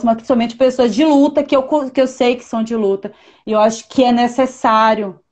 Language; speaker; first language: Portuguese; native; Portuguese